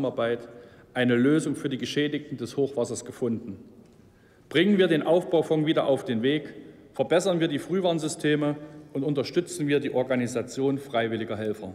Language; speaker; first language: German; native; German